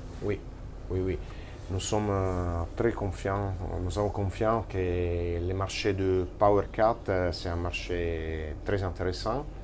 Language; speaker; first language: French; non-native, fluent; Italian